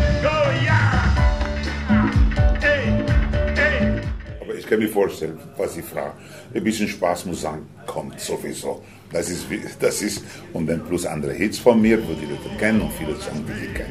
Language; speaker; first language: German; non-native, fluent; Spanish